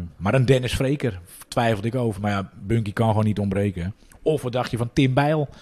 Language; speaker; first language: Dutch; native; Dutch